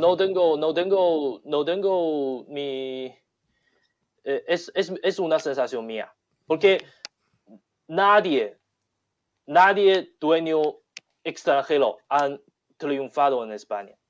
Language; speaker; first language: Spanish; non-native, learner; Chinese